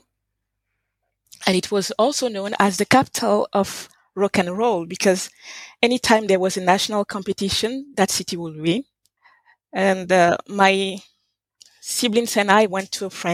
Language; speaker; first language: English; non-native, fluent; French